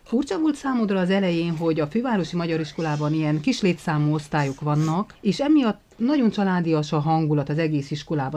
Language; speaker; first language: Hungarian; native; Hungarian